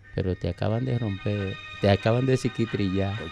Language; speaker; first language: Spanish; native; Spanish